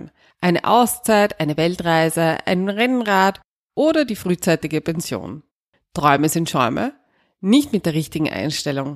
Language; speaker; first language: German; native; German